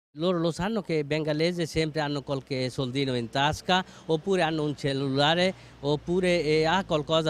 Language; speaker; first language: Italian; non-native, learner; Bangla